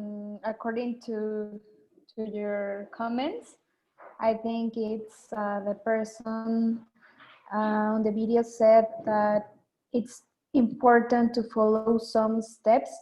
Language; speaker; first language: English; non-native, learner; Spanish